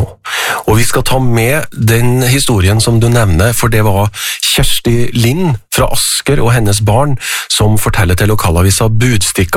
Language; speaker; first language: Norwegian; native; Norwegian